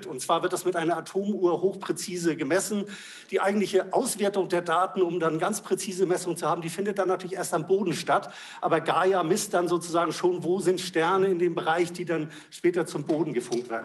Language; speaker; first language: German; native; German